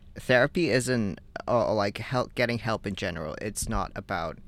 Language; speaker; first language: English; non-native, local second language; Cantonese